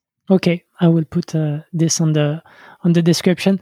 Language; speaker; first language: English; non-native, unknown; French